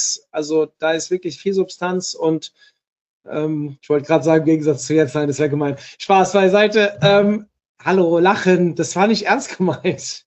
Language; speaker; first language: German; native; German